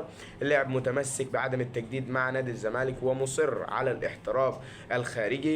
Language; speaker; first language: Arabic; native; Arabic